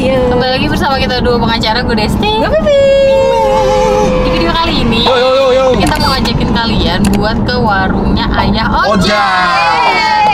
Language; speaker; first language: Indonesian; native; Indonesian